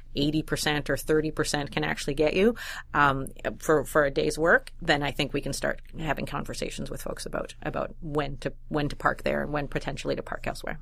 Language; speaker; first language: English; native; English